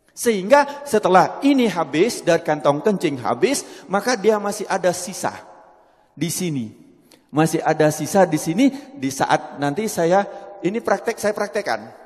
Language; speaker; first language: Indonesian; non-native, local second language; Javanese